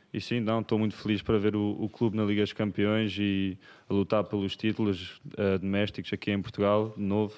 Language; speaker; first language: Portuguese; early bilingual, other home language; English